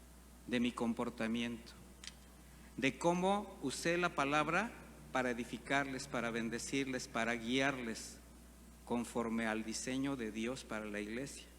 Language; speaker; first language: Spanish; native; Spanish